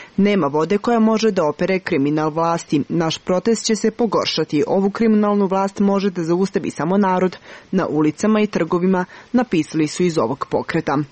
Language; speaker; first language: Serbian; non-native, local second language; Albanian